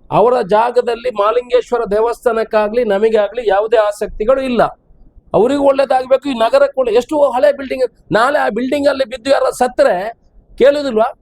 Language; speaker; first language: Kannada; non-native, local second language; Tulu